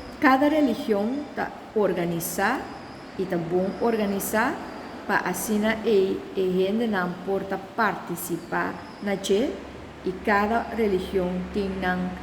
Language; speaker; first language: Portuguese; non-native, learner; Papiamento